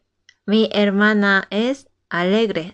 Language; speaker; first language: Spanish; non-native, fluent; Japanese